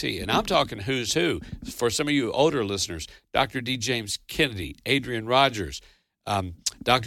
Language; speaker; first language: English; native; English